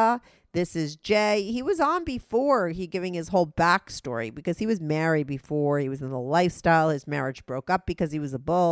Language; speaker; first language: English; native; English